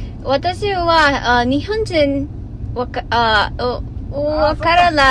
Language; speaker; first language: Japanese; non-native, learner; Filipino